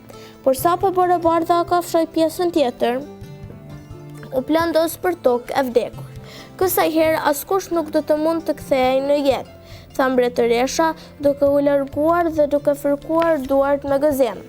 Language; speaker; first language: Albanian; native; Albanian